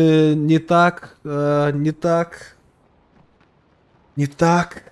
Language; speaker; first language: Russian; non-native, learner; English